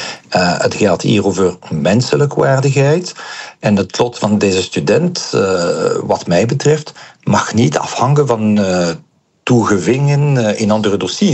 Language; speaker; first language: Dutch; non-native, local second language; French